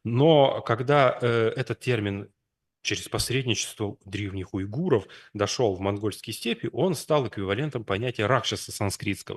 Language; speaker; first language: Russian; native; Russian